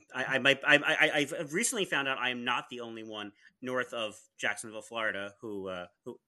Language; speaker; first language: English; early bilingual, other home language; Italian